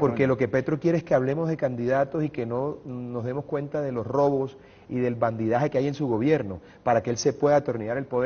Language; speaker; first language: Spanish; native; Spanish